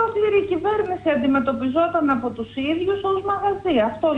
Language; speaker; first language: Greek; native; Greek